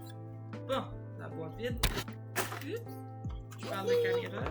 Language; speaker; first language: French; native; French